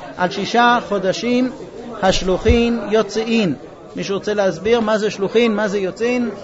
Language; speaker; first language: Hebrew; non-native, fluent; English